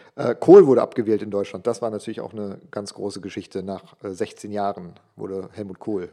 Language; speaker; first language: German; non-native, local second language; English